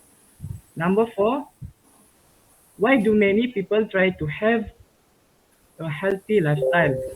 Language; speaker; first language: English; non-native, local second language; Malay